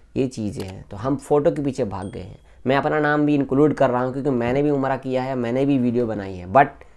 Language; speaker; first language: Hindi; native; Hindi